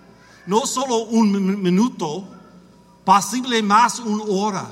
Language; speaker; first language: Spanish; non-native, learner; English